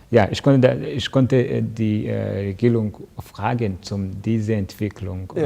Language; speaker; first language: German; non-native, learner; Kinyarwanda